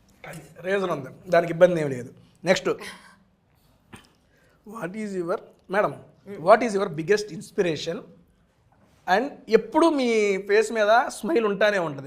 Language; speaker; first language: Telugu; native; Telugu